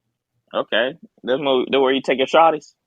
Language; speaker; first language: English; native; English